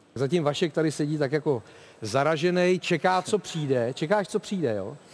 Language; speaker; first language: Czech; native; Czech